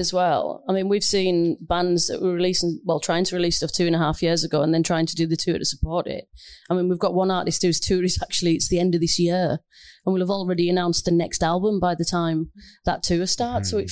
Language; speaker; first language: English; native; English